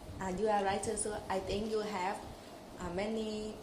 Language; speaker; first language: English; non-native, local second language; Thai